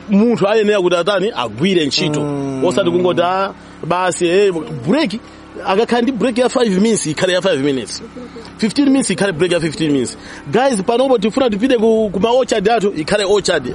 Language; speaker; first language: Nyanja; non-native, local second language; Tumbuka